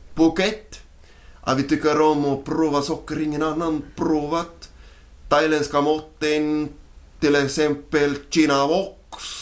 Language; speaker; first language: Swedish; non-native, fluent; Spanish